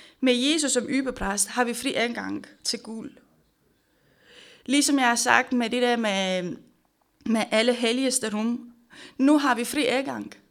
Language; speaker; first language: Danish; non-native, fluent; Romanian